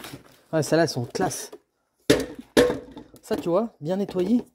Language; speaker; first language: French; native; French